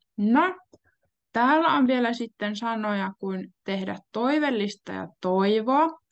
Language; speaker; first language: Finnish; native; Finnish